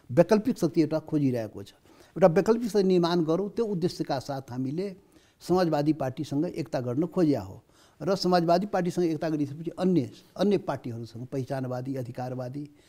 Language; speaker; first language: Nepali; non-native, local second language; Maithili